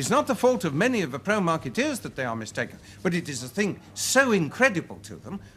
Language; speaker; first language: English; native; English